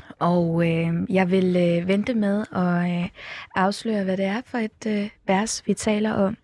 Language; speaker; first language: Danish; early bilingual, other home language; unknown